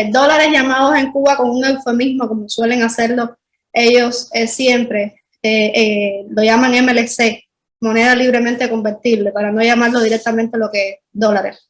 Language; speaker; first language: Spanish; native; Spanish